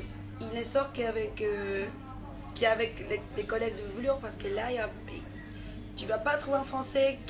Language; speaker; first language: French; non-native, fluent; Spanish